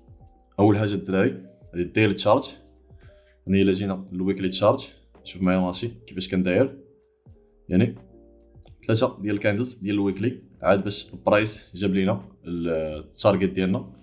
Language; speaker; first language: Arabic; native; Arabic